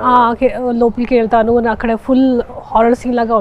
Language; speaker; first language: Telugu; non-native, fluent; Hindi